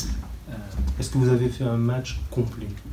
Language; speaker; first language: French; native; French